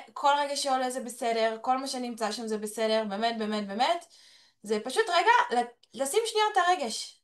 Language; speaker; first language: Hebrew; early bilingual, other home language; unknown